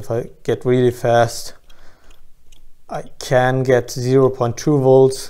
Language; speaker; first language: English; non-native, fluent; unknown